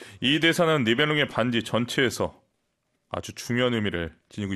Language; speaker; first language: Korean; native; Korean